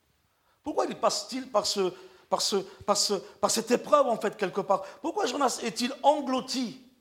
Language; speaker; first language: French; native; French